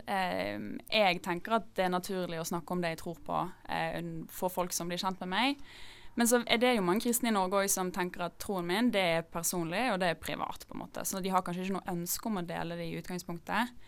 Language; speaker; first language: Norwegian; native; Norwegian